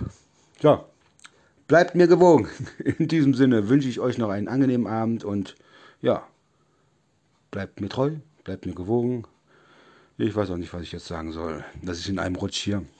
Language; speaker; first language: German; native; German